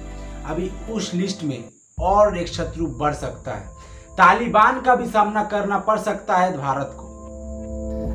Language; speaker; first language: Hindi; non-native, local second language; Bangla